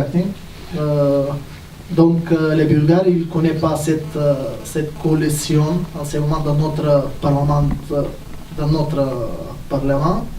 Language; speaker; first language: French; non-native, fluent; Bulgarian